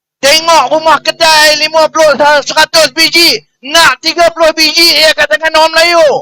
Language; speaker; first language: Malay; native; Malay